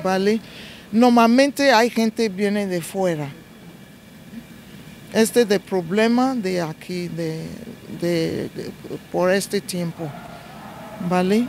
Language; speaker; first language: Spanish; non-native, learner; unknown